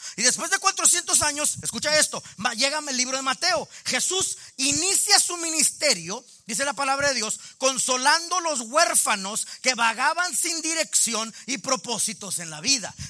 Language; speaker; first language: Spanish; native; Spanish